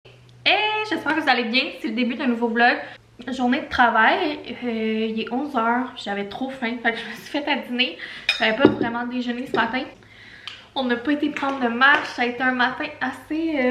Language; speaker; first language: French; native; French